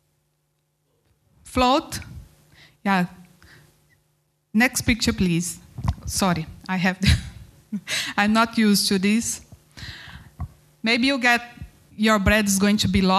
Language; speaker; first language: English; non-native, learner; Portuguese